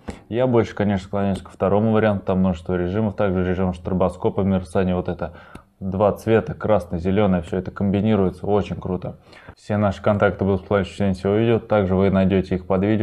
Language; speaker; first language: Russian; native; Russian